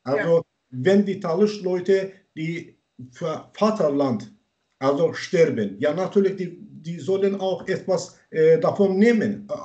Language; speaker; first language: German; non-native, learner; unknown